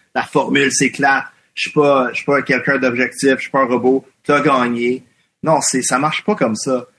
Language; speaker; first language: French; non-native, fluent; English